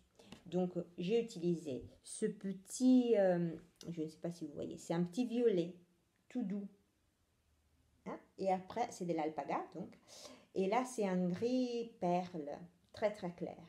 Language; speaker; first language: French; non-native, fluent; Italian